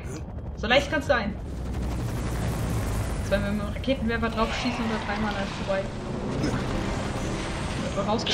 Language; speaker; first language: German; native; German